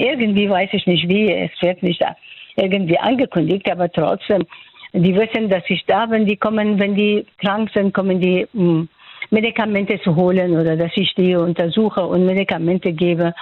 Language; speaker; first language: German; non-native, fluent; Persian